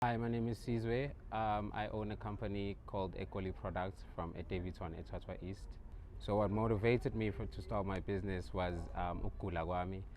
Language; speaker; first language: English; non-native, local second language; Zulu